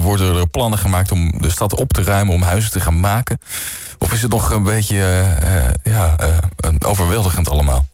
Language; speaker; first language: Dutch; native; Dutch